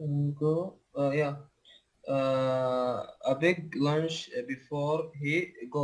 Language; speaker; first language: English; non-native, learner; Arabic